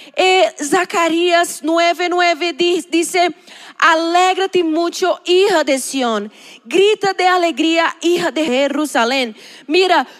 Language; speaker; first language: Spanish; non-native, learner; Portuguese